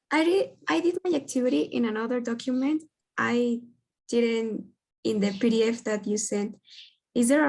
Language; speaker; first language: English; non-native, learner; Spanish